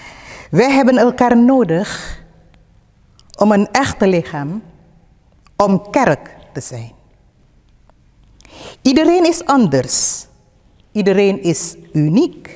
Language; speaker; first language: Dutch; non-native, fluent; Indonesian